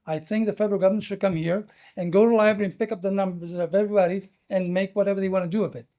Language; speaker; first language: English; non-native, fluent; Portuguese